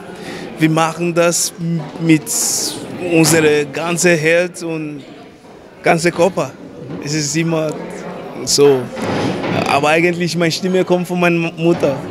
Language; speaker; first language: German; non-native, fluent; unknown